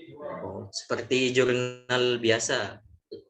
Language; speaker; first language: Indonesian; non-native, local second language; Javanese